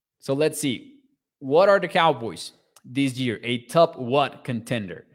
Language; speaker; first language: English; non-native, fluent; Spanish